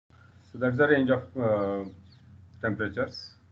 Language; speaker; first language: English; non-native, local second language; Hindi